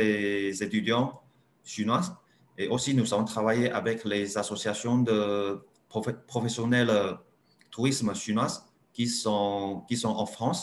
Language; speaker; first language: French; non-native, learner; Chinese